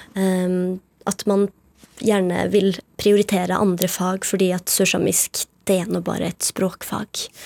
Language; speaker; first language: Norwegian; native; Norwegian